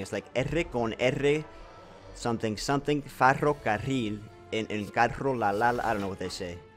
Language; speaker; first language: English; early bilingual, other home language; Spanish